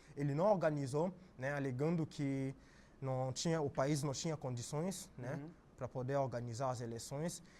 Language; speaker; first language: Portuguese; non-native, fluent; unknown